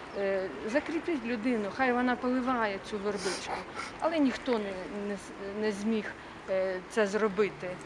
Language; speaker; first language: Ukrainian; native; Ukrainian